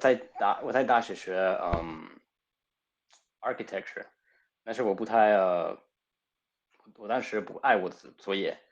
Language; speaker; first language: Chinese; non-native, fluent; Spanish